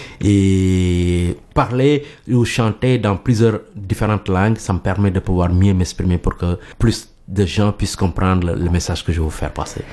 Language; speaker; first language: French; non-native, local second language; Mandingo